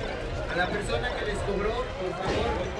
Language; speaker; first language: Spanish; native; Spanish